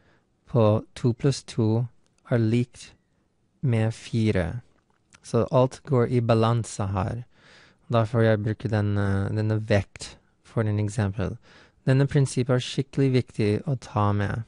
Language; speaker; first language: Norwegian; non-native, fluent; English